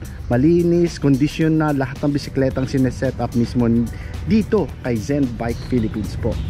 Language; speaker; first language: Filipino; native; Filipino